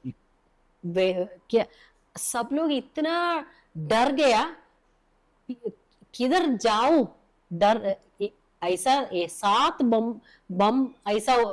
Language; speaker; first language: Hindi; non-native, local second language; Malayalam